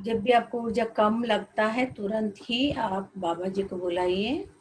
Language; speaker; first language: Hindi; non-native, local second language; Telugu